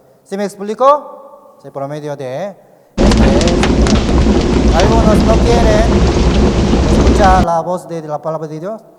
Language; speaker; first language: Spanish; non-native, learner; Korean